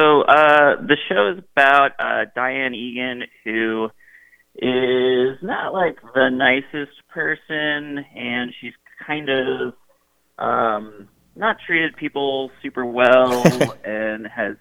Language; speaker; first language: English; native; English